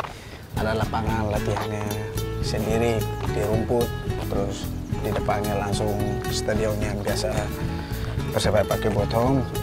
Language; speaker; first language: Indonesian; non-native, learner; Tetum